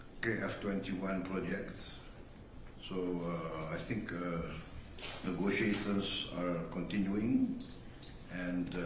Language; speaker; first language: English; non-native, fluent; Indonesian